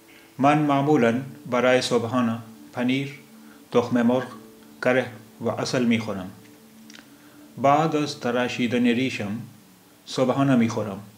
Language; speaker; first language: Persian; non-native, fluent; Urdu